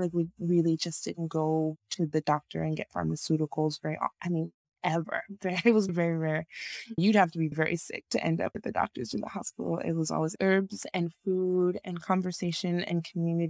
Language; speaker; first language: English; non-native, local second language; Yoruba